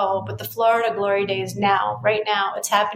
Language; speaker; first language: English; native; English